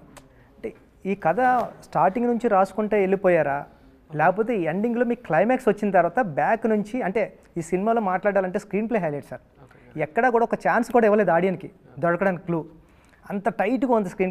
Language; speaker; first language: Telugu; native; Telugu